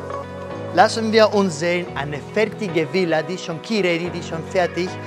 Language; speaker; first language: German; non-native, learner; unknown